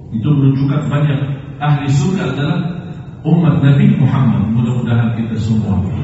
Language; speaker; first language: Indonesian; non-native, fluent; Arabic